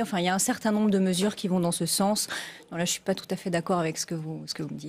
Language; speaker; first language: French; native; French